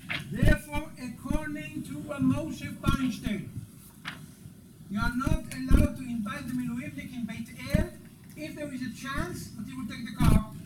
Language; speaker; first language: English; non-native, fluent; Hebrew